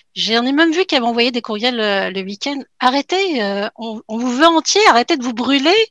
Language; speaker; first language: French; native; French